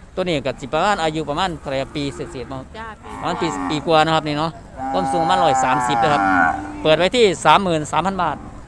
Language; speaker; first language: Thai; non-native, local second language; Northeastern Thai